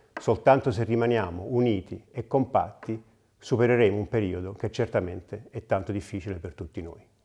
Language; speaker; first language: Italian; native; Italian